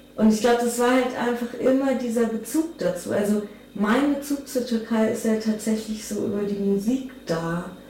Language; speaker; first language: German; native; German